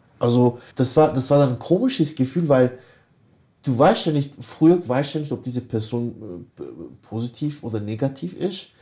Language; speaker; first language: German; early bilingual, other home language; Kurdish